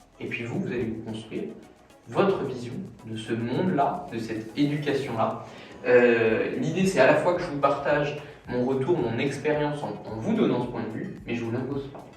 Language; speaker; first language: French; native; French